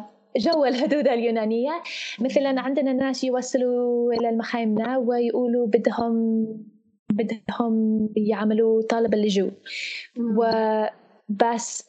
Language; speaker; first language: Arabic; non-native, fluent; English